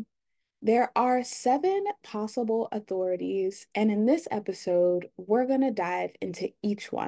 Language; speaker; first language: English; native; English